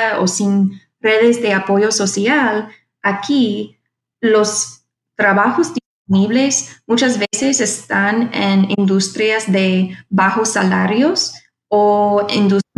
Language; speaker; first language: Spanish; non-native, fluent; English